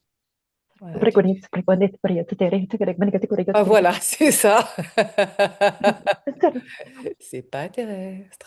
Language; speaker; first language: French; native; French